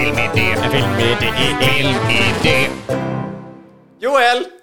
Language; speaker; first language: Swedish; native; Swedish